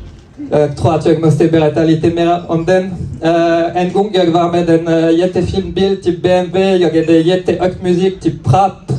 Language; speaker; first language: Swedish; non-native, learner; French